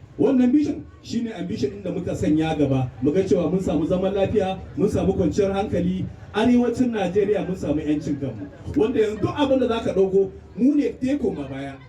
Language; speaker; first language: Hausa; non-native, local second language; Fula